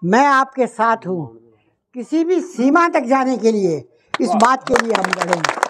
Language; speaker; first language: Hindi; native; Hindi